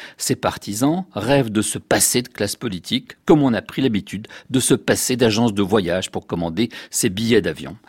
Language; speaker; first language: French; native; French